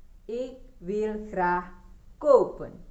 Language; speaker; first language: Dutch; non-native, fluent; Indonesian